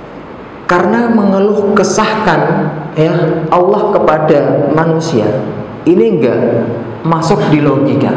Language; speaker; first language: Indonesian; native; Indonesian